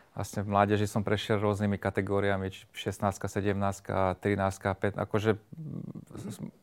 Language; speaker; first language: Slovak; non-native, local second language; Hungarian